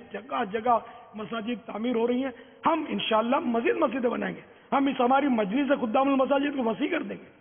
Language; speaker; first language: Urdu; non-native, local second language; Memoni